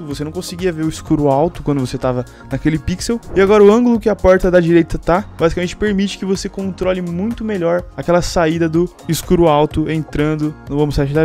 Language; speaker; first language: Portuguese; native; Portuguese